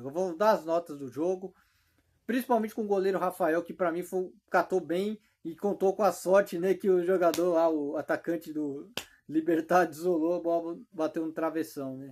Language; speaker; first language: Portuguese; native; Portuguese